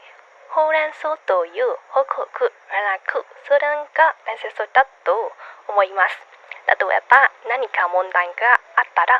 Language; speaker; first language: Japanese; non-native, learner; Burmese